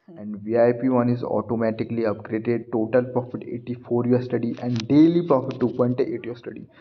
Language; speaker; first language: English; non-native, learner; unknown